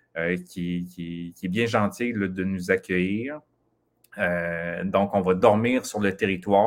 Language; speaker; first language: French; native; French